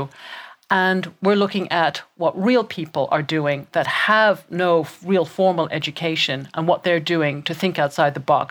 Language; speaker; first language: English; native; English